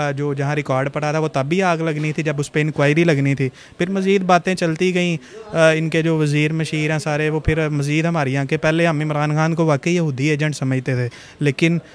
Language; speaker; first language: Urdu; non-native, local second language; Punjabi